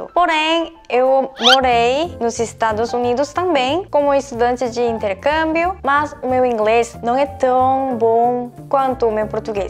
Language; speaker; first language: Portuguese; non-native, fluent; Korean